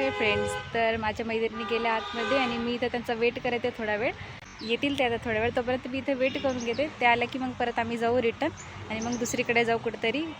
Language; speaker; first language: Marathi; non-native, local second language; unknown